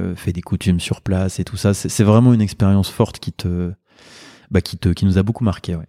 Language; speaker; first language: French; native; French